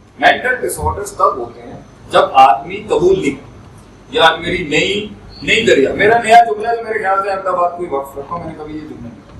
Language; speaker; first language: Urdu; non-native, local second language; Punjabi